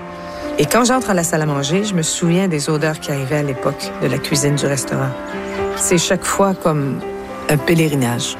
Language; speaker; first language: French; native; French